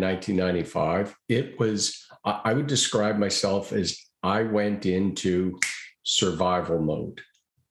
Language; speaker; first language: English; native; English